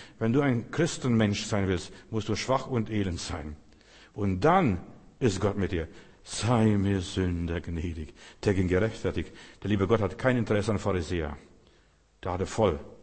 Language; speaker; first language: German; non-native, fluent; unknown